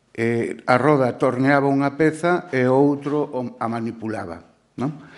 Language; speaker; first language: Galician; non-native, local second language; Spanish